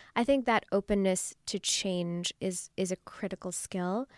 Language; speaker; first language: English; non-native, local second language; Urdu